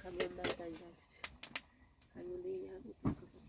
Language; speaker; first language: Turkish; native; Turkish